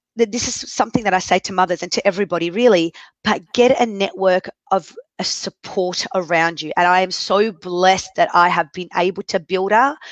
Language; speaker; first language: English; early bilingual, other home language; Arabic